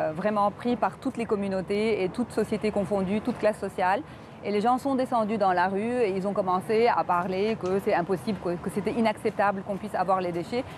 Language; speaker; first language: French; non-native, local second language; Arabic